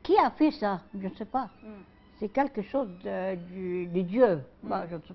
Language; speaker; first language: French; non-native, learner; Arabic